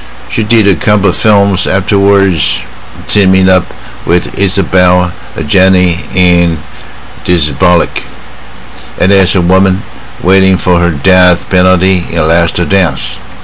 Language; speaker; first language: English; non-native, fluent; Chinese